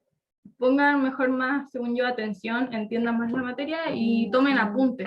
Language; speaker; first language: Spanish; native; Spanish